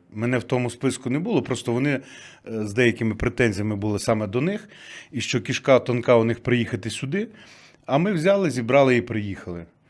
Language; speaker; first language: Ukrainian; native; Ukrainian